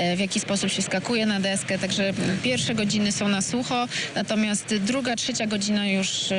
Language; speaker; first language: Polish; native; Polish